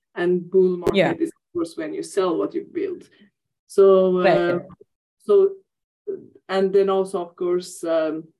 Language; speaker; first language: English; non-native, fluent; Persian